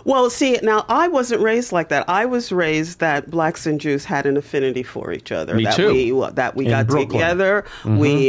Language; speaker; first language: English; native; English